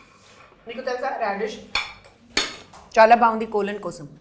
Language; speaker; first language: Telugu; non-native, learner; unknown